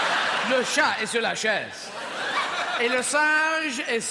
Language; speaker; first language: French; non-native, learner; English